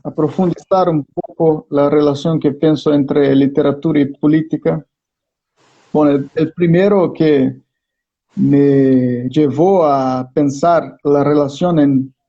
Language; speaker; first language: Spanish; non-native, fluent; Portuguese